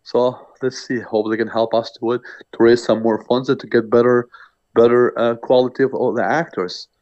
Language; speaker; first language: English; non-native, fluent; Albanian